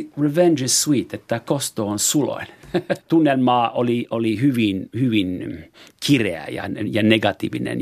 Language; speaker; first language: Finnish; non-native, fluent; French